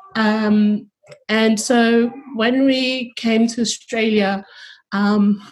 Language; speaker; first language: English; early bilingual, other home language; Tongan